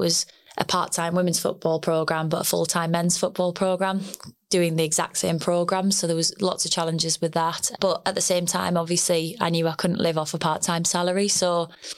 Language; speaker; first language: English; native; English